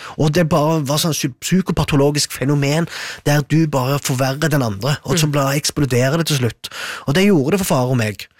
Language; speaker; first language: Norwegian; early bilingual, other home language; Arabic